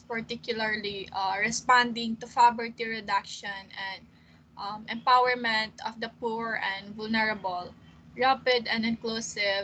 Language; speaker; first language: English; non-native, local second language; Filipino